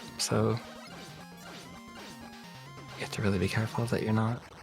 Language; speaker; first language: English; native; English